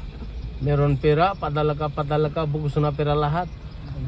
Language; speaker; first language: Filipino; non-native, learner; Bangla